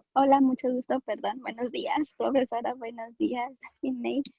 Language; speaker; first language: Spanish; early bilingual, heritage; Spanish